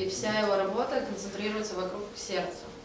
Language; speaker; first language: Russian; native; Russian